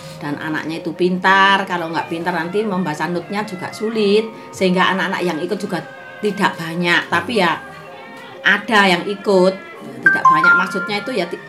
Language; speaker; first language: Indonesian; non-native, local second language; Javanese